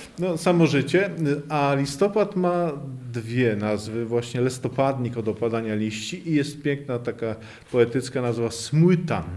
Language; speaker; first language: Polish; non-native, local second language; Kashubian